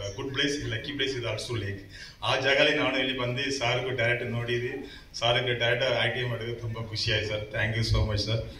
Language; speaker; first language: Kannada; non-native, learner; Tamil